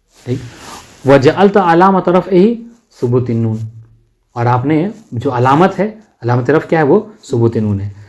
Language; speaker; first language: Urdu; native; Urdu